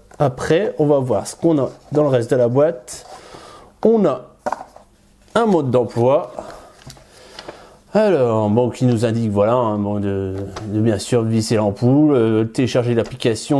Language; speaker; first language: French; native; French